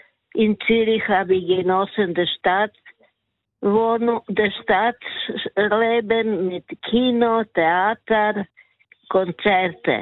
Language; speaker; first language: German; non-native, learner; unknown